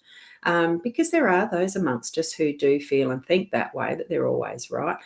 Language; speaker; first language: English; native; English